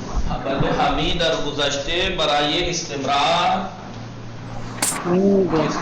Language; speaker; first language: Persian; non-native, fluent; Urdu